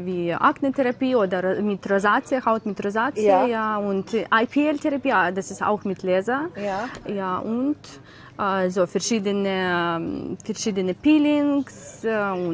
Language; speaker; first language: German; non-native, learner; Ukrainian